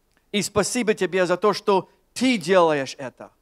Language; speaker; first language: Russian; non-native, fluent; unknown